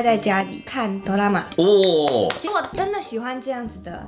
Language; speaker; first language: Chinese; native; Chinese